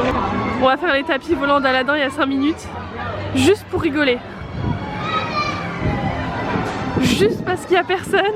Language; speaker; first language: French; native; French